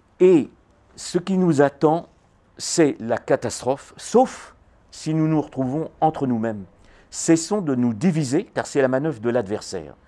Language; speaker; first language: French; native; French